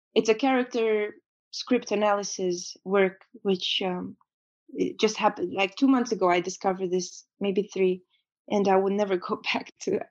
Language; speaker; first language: English; non-native, fluent; Romanian